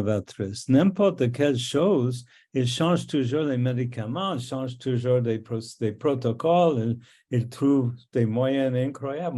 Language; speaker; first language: French; non-native, local second language; English